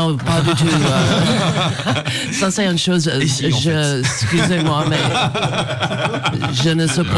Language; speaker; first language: French; non-native, fluent; English